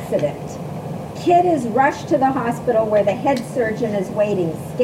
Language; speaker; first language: English; native; English